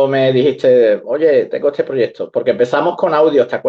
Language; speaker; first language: Spanish; native; Spanish